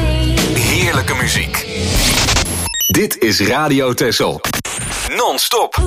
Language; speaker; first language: Dutch; native; Dutch